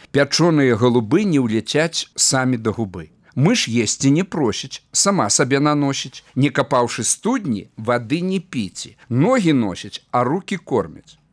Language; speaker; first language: Belarusian; native; Belarusian